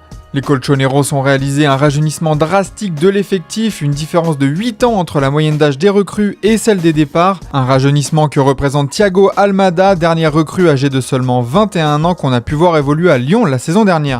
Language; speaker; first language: French; native; French